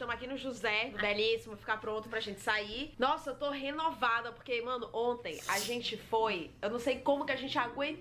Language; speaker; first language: Portuguese; native; Portuguese